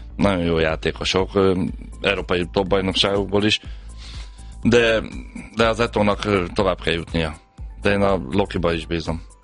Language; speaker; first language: Hungarian; native; Hungarian